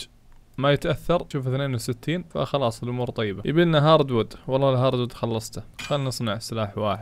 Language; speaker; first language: Arabic; native; Arabic